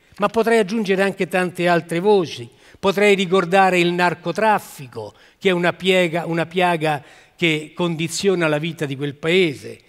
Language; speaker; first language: Italian; native; Italian